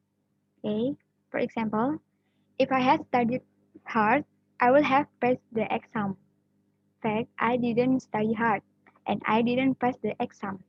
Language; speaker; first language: English; non-native, learner; Indonesian